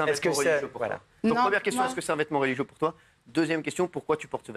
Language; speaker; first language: French; native; French